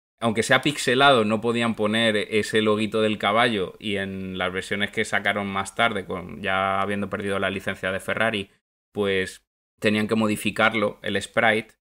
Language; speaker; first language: Spanish; native; Spanish